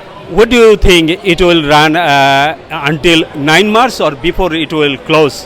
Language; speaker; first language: English; non-native, local second language; Bangla